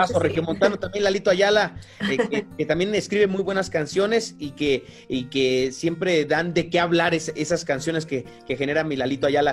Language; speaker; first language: Spanish; native; Spanish